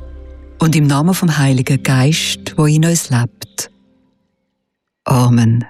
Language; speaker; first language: German; native; German